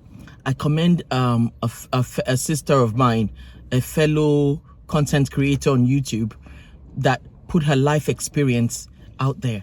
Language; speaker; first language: English; non-native, local second language; Yoruba